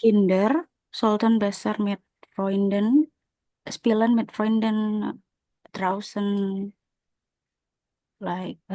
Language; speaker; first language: German; non-native, learner; Indonesian